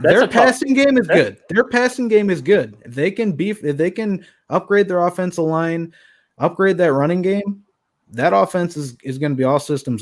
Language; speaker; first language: English; native; English